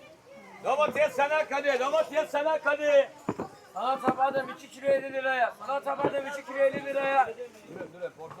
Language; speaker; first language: Turkish; native; Turkish